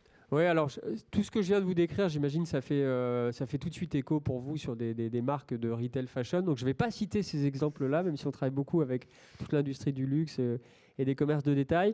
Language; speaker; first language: French; native; French